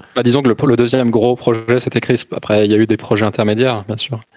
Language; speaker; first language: French; native; French